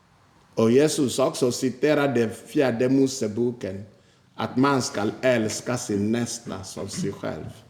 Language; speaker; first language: Swedish; non-native, fluent; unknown